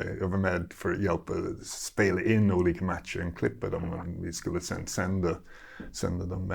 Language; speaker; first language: Swedish; non-native, fluent; English